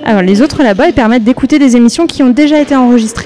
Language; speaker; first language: French; native; French